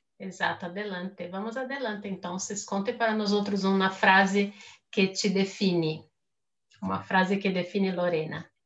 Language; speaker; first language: Spanish; non-native, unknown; Portuguese